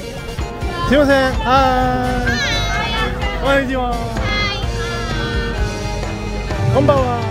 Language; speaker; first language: Japanese; non-native, learner; Filipino